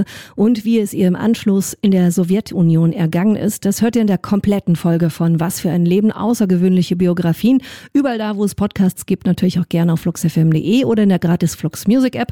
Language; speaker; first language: German; native; German